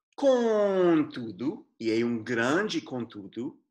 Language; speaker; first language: Portuguese; non-native, fluent; English